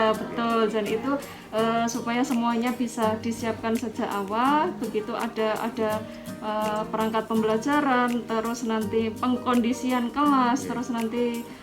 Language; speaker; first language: Indonesian; native; Indonesian